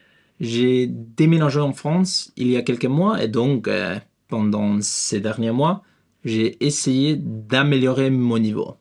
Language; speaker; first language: French; non-native, learner; Spanish